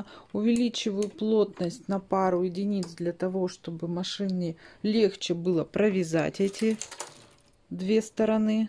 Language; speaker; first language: Russian; native; Russian